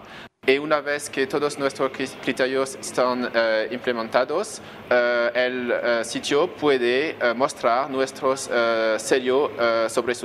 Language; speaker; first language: Spanish; non-native, fluent; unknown